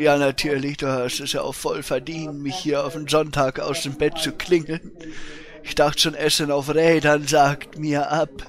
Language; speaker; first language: German; native; German